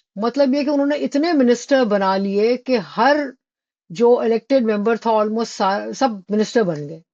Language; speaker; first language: Urdu; native; Urdu